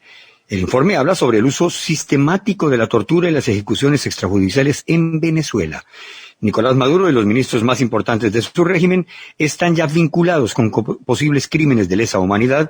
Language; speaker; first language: Spanish; native; Spanish